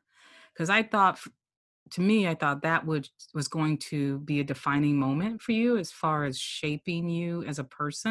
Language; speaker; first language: English; native; English